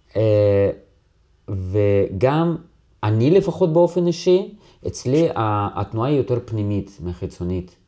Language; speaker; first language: Hebrew; non-native, fluent; Russian